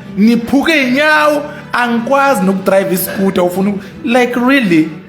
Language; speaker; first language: Zulu; early bilingual, other home language; Tsonga